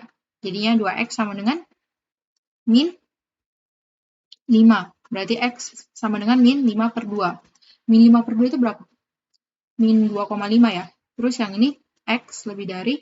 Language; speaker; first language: Indonesian; native; Indonesian